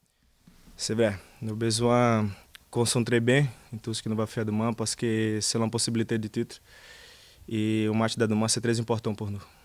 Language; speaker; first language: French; non-native, learner; Portuguese